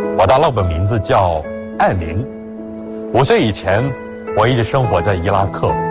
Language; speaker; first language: Chinese; early bilingual, other home language; Arabic